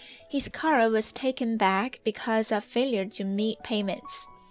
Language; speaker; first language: English; non-native, fluent; Chinese